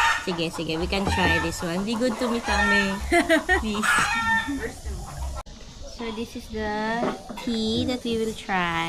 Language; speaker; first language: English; non-native, local second language; Filipino